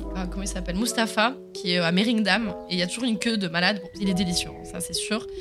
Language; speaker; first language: French; early bilingual, other home language; Swiss German